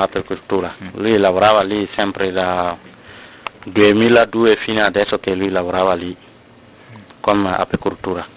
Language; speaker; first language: Italian; non-native, learner; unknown